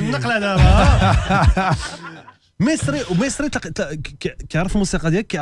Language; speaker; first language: Arabic; native; Arabic